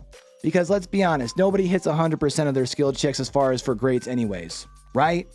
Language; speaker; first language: English; native; English